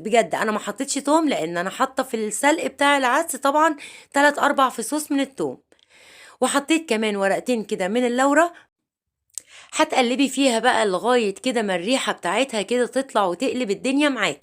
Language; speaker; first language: Arabic; native; Arabic